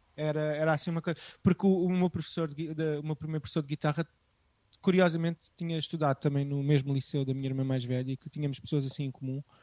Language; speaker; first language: Portuguese; native; Portuguese